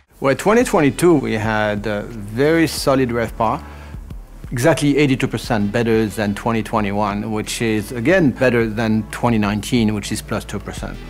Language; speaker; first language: English; non-native, fluent; French